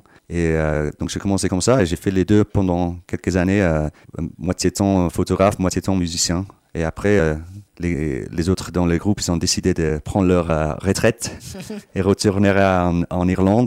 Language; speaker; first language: French; non-native, fluent; English